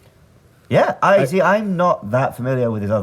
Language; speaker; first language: English; native; English